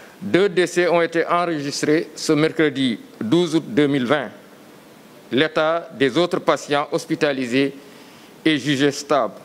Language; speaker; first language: French; non-native, local second language; Wolof